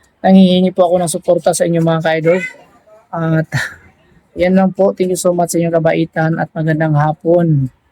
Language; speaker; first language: Filipino; non-native, local second language; Cebuano